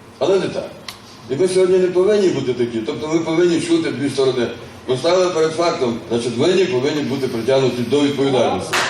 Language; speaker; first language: Ukrainian; native; Ukrainian